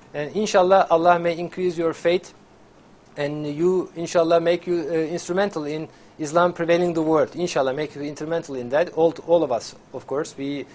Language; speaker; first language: English; non-native, fluent; Turkish